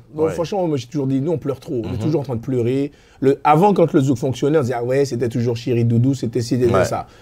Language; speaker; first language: French; native; French